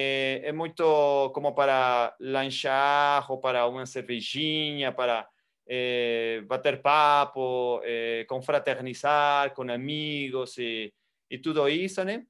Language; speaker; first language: Portuguese; non-native, fluent; Spanish